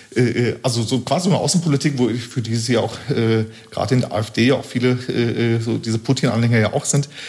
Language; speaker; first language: German; early bilingual, other home language; Turkish